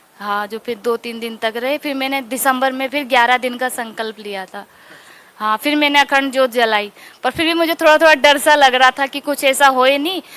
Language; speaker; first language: Hindi; native; Hindi